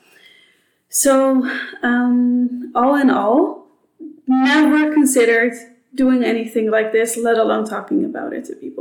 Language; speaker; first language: English; non-native, fluent; Dutch